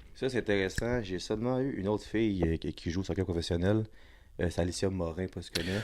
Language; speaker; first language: French; native; French